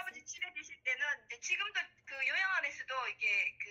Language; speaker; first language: Korean; native; Korean